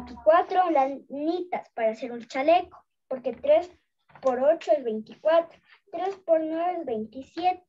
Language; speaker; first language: Spanish; native; Spanish